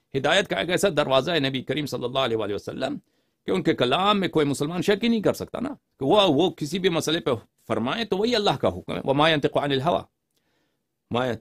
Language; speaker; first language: Urdu; non-native, fluent; Persian